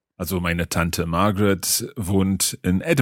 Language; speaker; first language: German; non-native, learner; English